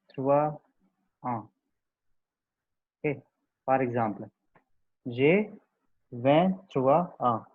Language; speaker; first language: French; non-native, learner; Hindi